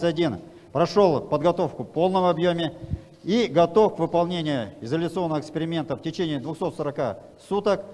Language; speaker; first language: Russian; native; Russian